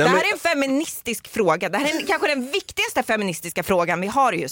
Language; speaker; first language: Swedish; native; Swedish